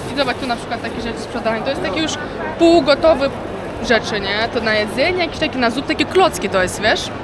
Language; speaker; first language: Polish; non-native, fluent; Uzbek